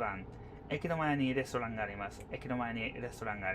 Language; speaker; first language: Japanese; non-native, learner; English